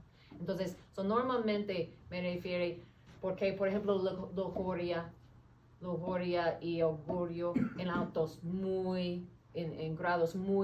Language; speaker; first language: Spanish; non-native, fluent; English